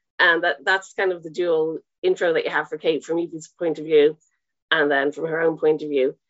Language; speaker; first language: English; native; English